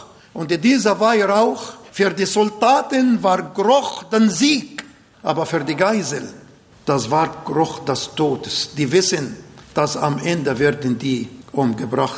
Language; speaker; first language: German; non-native, fluent; Arabic